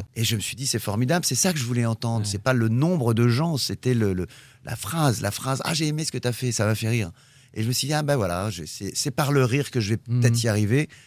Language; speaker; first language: French; native; French